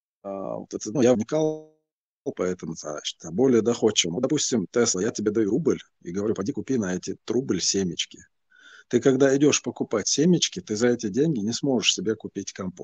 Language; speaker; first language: Russian; non-native, local second language; Chechen